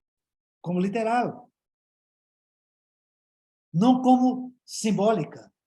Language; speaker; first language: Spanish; non-native, learner; Portuguese